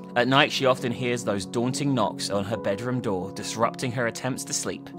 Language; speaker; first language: English; native; English